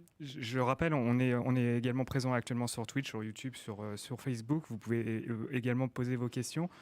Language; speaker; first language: French; native; French